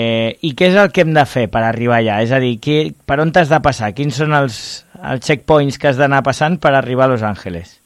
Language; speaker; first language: Catalan; native; Catalan